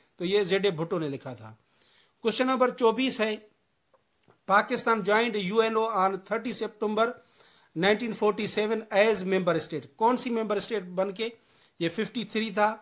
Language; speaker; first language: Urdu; non-native, local second language; Sindhi